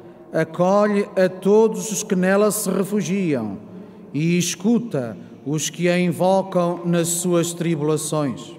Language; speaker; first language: Portuguese; native; Portuguese